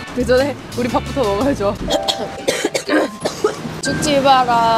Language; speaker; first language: Korean; native; Korean